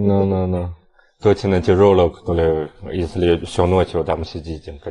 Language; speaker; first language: Russian; non-native, learner; Chinese